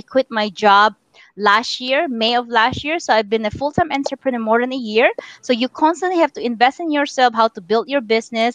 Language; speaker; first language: English; non-native, local second language; Min Nan Chinese